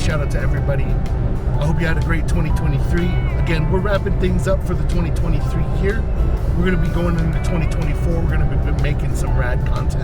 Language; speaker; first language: English; native; English